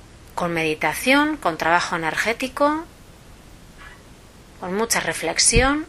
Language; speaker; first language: Spanish; native; Spanish